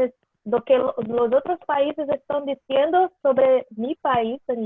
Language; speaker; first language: Spanish; non-native, learner; Portuguese